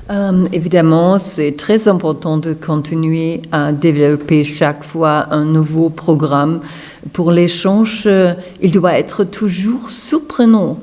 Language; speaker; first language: French; non-native, fluent; German